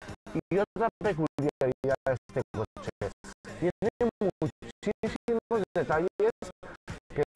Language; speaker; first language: Spanish; native; Spanish